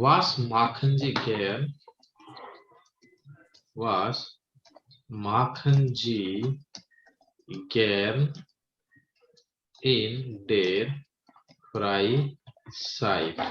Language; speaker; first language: German; non-native, fluent; Hindi